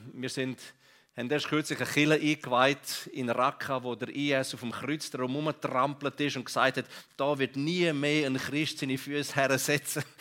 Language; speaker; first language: German; non-native, local second language; Romansh